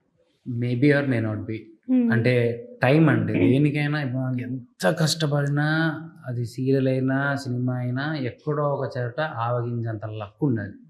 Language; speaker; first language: Telugu; native; Telugu